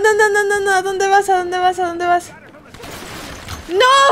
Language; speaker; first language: Spanish; native; Spanish